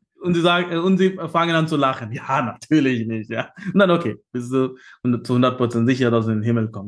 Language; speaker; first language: German; non-native, fluent; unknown